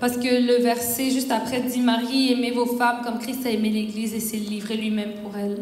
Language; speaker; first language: French; native; French